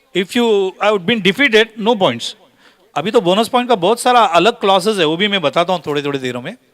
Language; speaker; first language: Hindi; non-native, local second language; Marathi